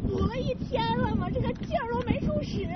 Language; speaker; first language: Chinese; native; Chinese